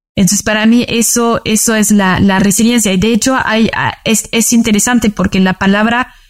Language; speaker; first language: Spanish; non-native, fluent; French